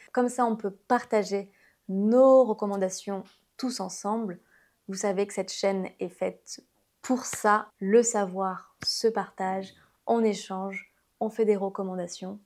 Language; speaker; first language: French; native; French